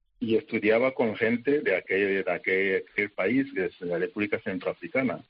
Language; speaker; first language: Spanish; non-native, fluent; Kinyarwanda